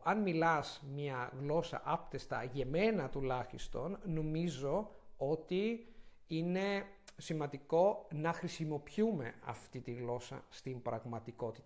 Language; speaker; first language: Greek; non-native, fluent; Italian